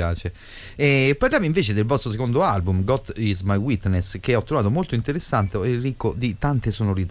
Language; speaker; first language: Italian; native; Italian